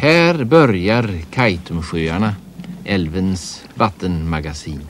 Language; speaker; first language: Swedish; native; Swedish